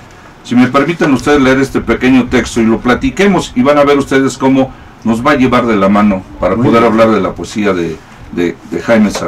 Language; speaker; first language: Spanish; native; Spanish